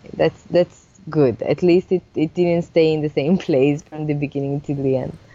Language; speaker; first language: English; non-native, fluent; Italian